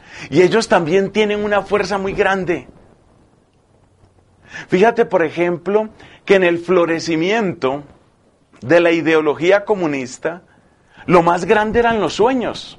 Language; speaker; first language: Spanish; native; Spanish